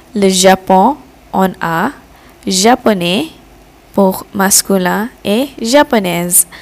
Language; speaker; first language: French; non-native, fluent; Malay